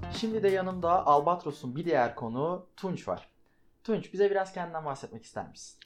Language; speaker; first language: Turkish; native; Turkish